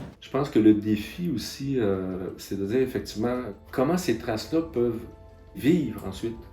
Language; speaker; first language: French; native; French